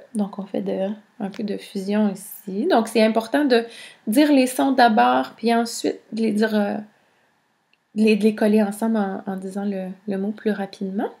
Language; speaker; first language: French; native; French